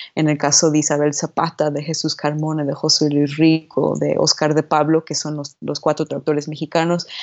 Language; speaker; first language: Spanish; non-native, fluent; English